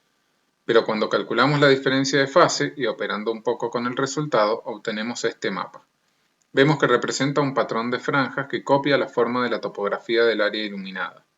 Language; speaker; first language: Spanish; native; Spanish